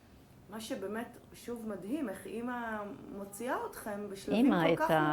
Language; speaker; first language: Hebrew; native; Hebrew